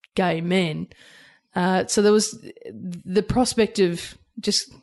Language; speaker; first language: English; native; English